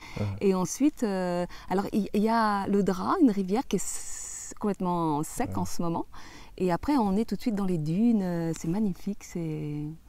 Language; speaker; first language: French; native; French